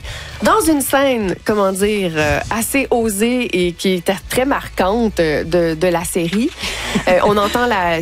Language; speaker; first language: French; native; French